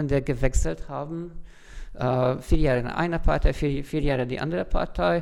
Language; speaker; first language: German; non-native, fluent; Hungarian